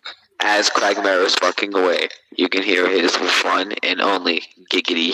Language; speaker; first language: English; native; English